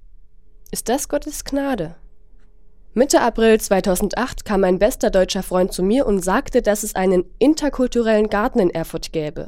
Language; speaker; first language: German; non-native, fluent; Chinese